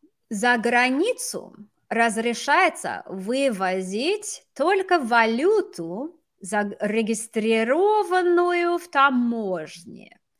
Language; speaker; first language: Russian; non-native, fluent; English